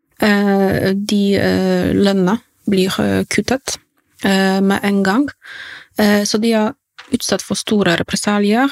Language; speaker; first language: Norwegian; non-native, fluent; Polish